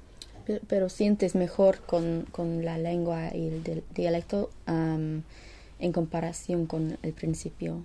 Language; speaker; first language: Spanish; non-native, learner; English